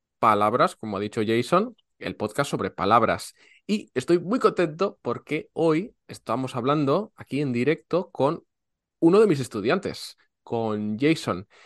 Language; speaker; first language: Spanish; native; Spanish